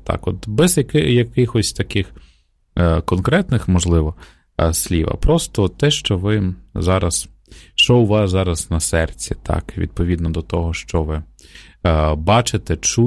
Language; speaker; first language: Ukrainian; native; Ukrainian